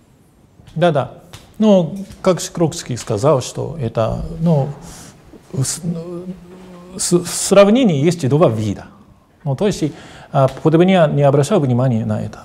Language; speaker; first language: Russian; non-native, fluent; Japanese